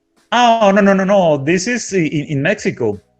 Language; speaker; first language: English; non-native, fluent; Spanish